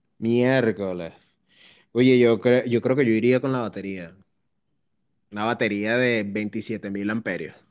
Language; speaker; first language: Spanish; native; Spanish